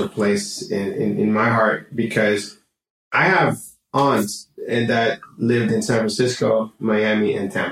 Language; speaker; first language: English; non-native, fluent; Spanish